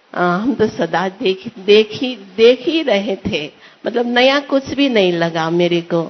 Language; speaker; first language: Hindi; non-native, local second language; Nepali